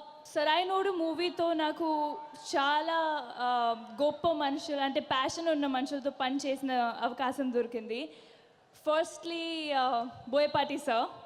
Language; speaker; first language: Telugu; non-native, fluent; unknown